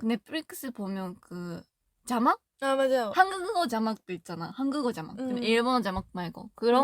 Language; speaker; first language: Korean; non-native, fluent; Japanese